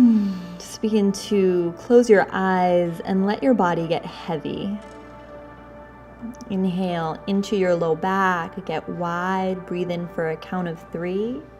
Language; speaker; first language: English; native; English